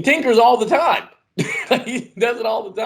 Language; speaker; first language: English; native; English